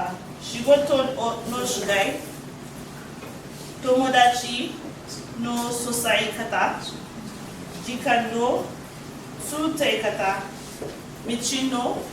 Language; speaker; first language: Japanese; non-native, learner; English